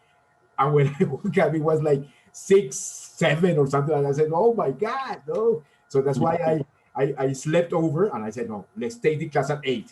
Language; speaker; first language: English; non-native, fluent; Spanish